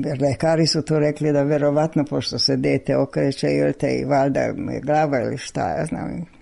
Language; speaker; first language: Serbian; non-native, local second language; Hungarian